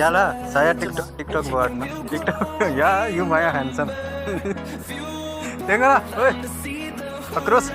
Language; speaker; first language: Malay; non-native, learner; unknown